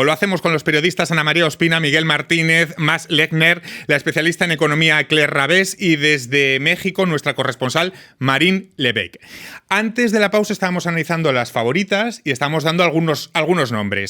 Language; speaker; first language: Spanish; native; Spanish